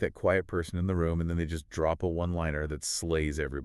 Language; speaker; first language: English; native; English